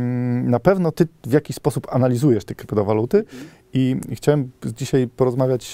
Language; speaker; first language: Polish; native; Polish